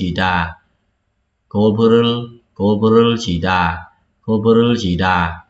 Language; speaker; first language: Korean; non-native, fluent; Khmer